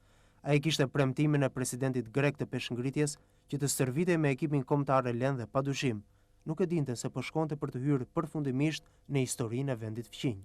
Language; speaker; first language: Albanian; native; Albanian